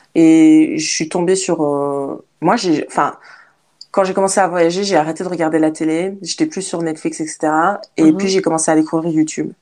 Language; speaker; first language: French; native; French